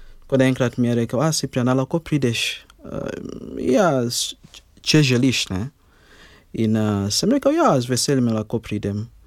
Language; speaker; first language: Slovenian; non-native, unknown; Ganda